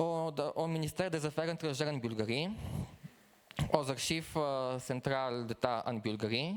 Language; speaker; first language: French; non-native, fluent; Bulgarian